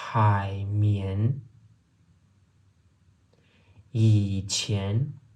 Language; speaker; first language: Chinese; non-native, fluent; Turkmen